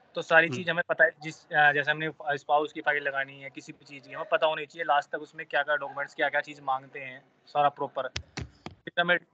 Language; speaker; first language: Hindi; native; Hindi